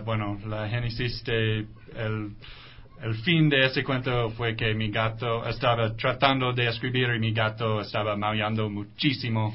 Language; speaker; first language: Spanish; non-native, fluent; English